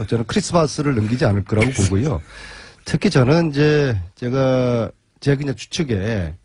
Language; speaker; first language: Korean; native; Korean